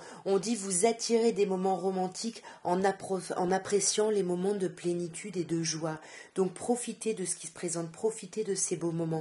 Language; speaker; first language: French; native; French